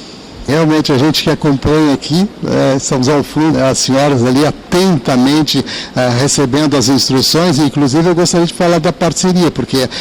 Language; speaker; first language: Portuguese; native; Portuguese